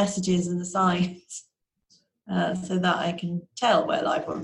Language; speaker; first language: English; native; English